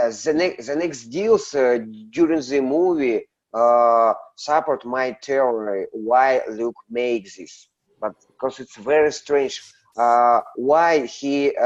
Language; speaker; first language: English; non-native, learner; Russian